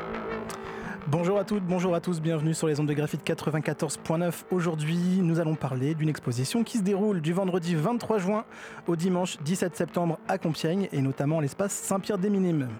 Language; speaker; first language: French; native; French